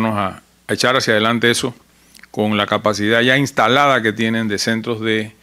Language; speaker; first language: Spanish; native; Spanish